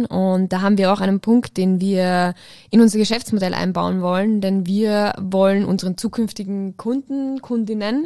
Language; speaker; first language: German; native; German